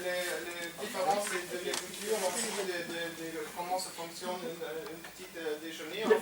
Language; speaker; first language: French; non-native, learner; German